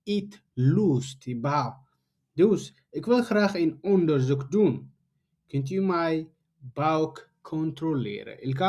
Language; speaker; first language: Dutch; non-native, learner; Tigrinya